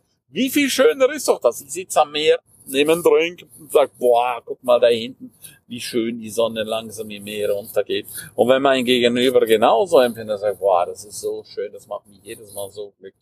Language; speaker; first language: German; non-native, local second language; Romansh